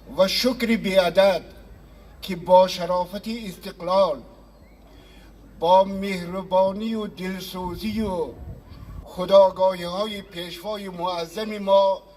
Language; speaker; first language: Tajik; native; Tajik